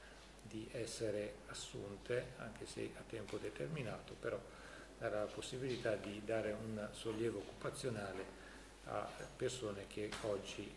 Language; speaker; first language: Italian; native; Italian